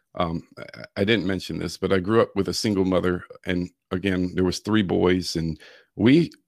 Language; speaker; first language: English; native; English